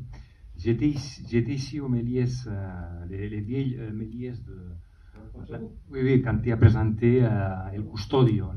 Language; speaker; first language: French; non-native, fluent; Spanish